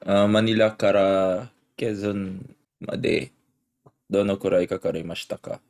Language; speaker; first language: Japanese; non-native, learner; Filipino